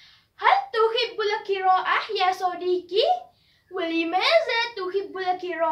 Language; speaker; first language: Arabic; non-native, learner; Malay